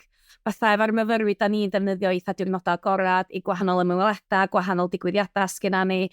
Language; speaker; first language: Welsh; native; Welsh